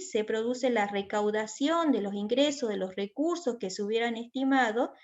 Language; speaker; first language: Spanish; native; Spanish